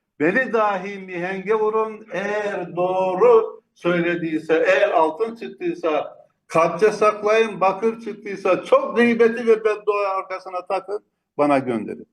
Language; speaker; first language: Turkish; native; Turkish